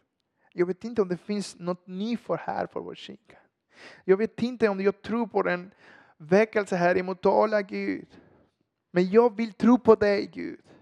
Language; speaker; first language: Swedish; non-native, fluent; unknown